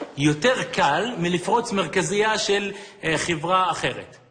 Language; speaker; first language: Hebrew; non-native, local second language; Arabic